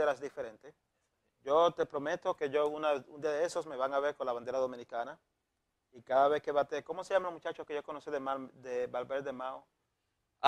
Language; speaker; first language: Spanish; native; Spanish